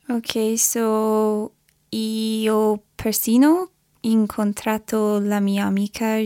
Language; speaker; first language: Italian; non-native, learner; English